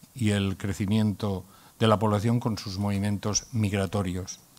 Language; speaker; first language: Spanish; non-native, local second language; Catalan